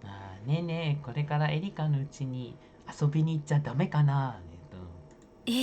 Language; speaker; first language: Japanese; non-native, fluent; Indonesian